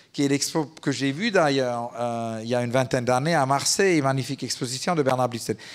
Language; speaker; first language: French; native; French